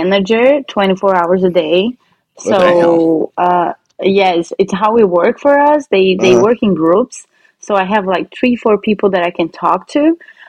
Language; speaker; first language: English; non-native, fluent; Portuguese